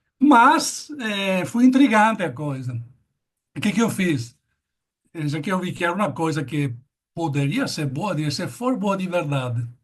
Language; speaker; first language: Portuguese; non-native, fluent; Italian